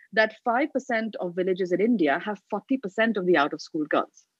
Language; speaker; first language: English; non-native, local second language; Hindi